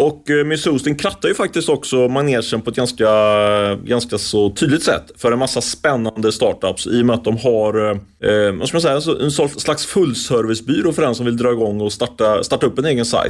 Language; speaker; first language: Swedish; native; Swedish